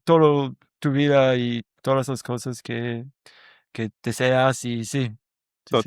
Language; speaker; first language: Spanish; non-native, learner; English